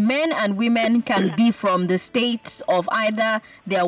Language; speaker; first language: English; non-native, local second language; Igbo